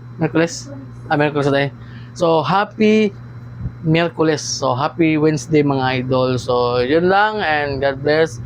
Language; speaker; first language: Filipino; non-native, local second language; Cebuano